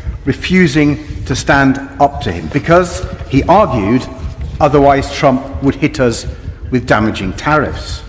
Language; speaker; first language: English; native; English